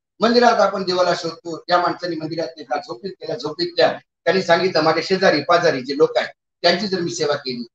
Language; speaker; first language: Marathi; native; Marathi